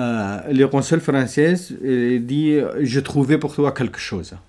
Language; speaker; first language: French; non-native, learner; Kurdish